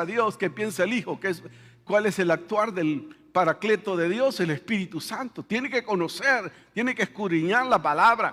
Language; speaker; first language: Spanish; native; Spanish